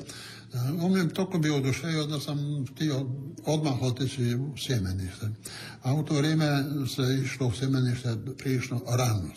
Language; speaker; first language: Serbian; non-native, local second language; Italian